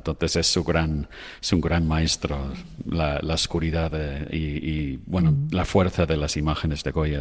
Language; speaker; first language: Spanish; non-native, fluent; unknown